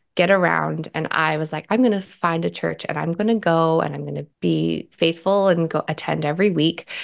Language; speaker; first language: English; native; English